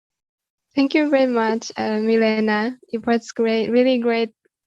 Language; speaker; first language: English; non-native, fluent; Japanese